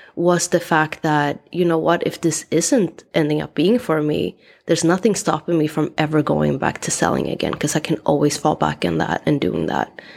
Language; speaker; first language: English; non-native, fluent; Swedish